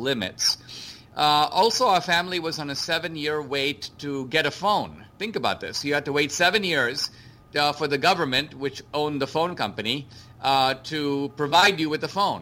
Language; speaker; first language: English; non-native, local second language; Konkani